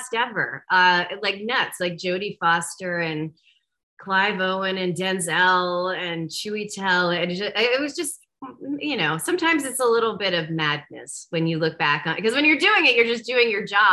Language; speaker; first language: English; native; English